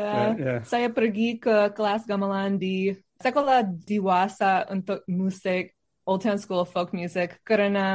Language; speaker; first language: Indonesian; non-native, learner; English